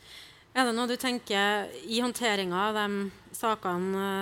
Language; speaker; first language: Norwegian; native; Norwegian